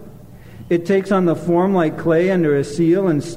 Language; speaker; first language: English; native; English